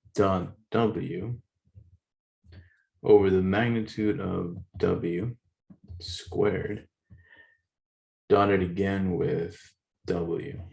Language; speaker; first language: English; native; English